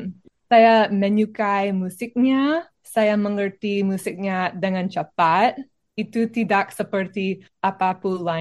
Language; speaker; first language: Indonesian; non-native, fluent; English